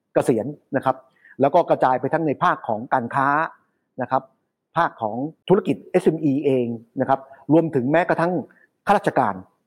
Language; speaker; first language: Thai; native; Thai